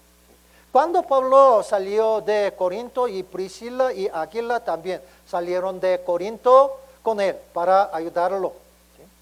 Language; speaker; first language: Spanish; non-native, learner; Korean